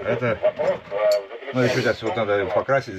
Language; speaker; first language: Russian; native; Russian